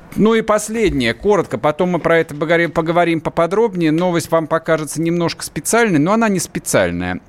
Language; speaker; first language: Russian; native; Russian